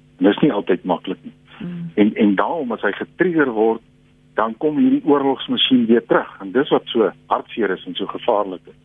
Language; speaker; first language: Afrikaans; native; Afrikaans